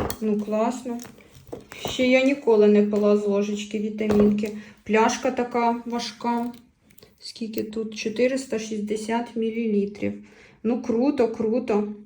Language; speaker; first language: Ukrainian; native; Ukrainian